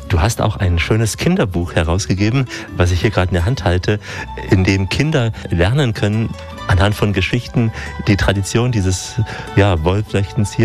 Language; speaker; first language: German; native; German